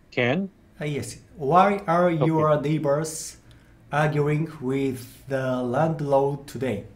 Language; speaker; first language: English; non-native, learner; Japanese